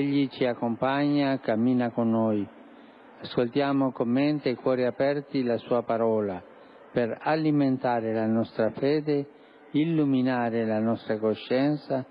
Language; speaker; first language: Italian; non-native, fluent; Spanish